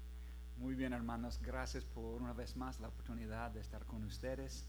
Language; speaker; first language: Spanish; non-native, fluent; English